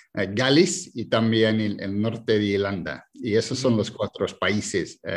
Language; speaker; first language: Spanish; non-native, fluent; English